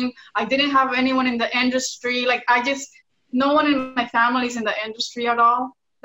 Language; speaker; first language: English; early bilingual, other home language; Spanish